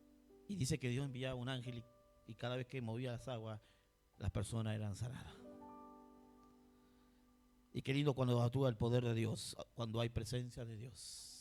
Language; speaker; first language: Spanish; native; Spanish